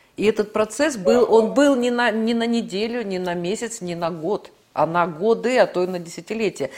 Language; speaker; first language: Russian; native; Russian